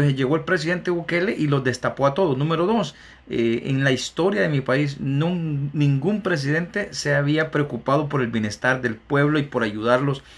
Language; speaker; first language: Spanish; native; Spanish